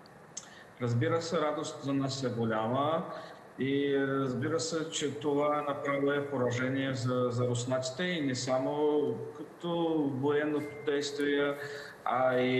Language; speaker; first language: Bulgarian; non-native, fluent; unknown